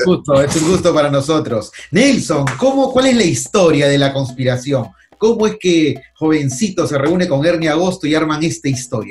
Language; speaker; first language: Spanish; native; Spanish